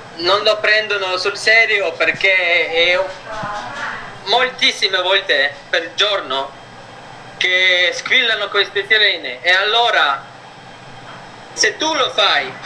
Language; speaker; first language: Italian; non-native, fluent; Ukrainian